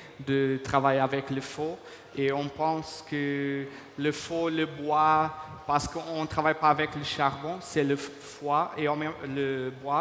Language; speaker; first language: French; non-native, fluent; Portuguese